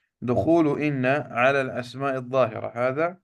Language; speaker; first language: Arabic; non-native, fluent; Urdu